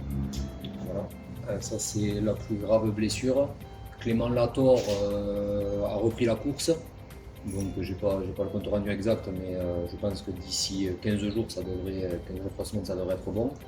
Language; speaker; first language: French; native; French